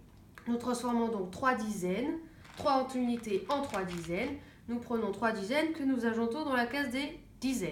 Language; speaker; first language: French; native; French